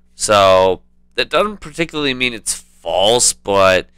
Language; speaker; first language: English; native; English